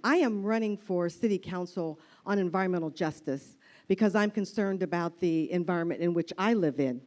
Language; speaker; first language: English; native; English